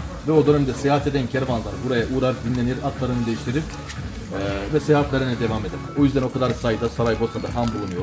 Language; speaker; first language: Turkish; native; Turkish